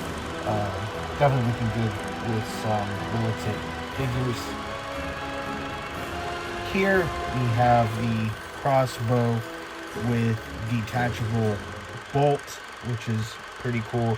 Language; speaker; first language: English; native; English